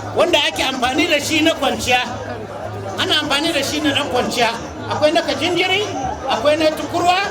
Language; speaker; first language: Hausa; non-native, local second language; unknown